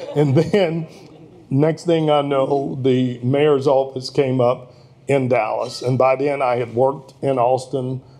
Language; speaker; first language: English; native; English